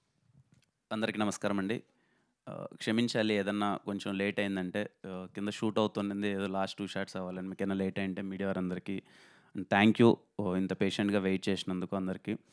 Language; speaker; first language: Telugu; native; Telugu